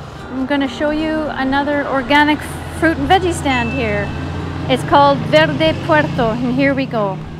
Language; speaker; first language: English; native; English